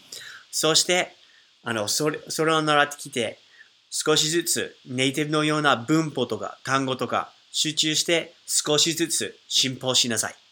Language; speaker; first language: Japanese; non-native, fluent; English